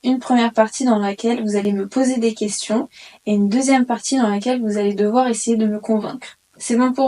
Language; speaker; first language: French; native; French